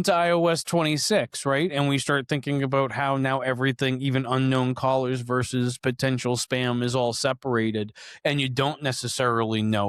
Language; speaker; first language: English; native; English